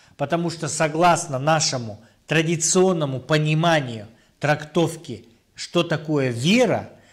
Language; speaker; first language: Russian; non-native, local second language; Kyrgyz